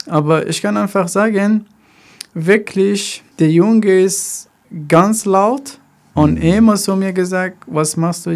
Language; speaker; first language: German; non-native, learner; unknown